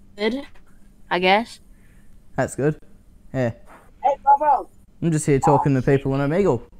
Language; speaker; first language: English; native; English